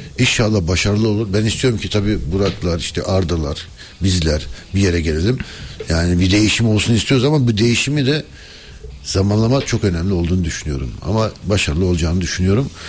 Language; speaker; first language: Turkish; early bilingual, heritage; Turkish